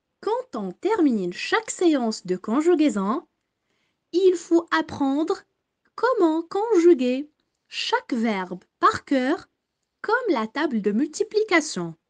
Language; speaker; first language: French; non-native, local second language; Arabic